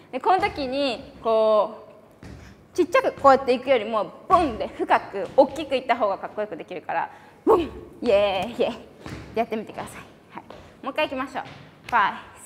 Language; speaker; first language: Japanese; native; Japanese